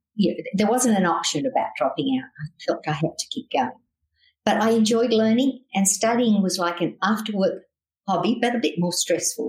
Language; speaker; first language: English; native; English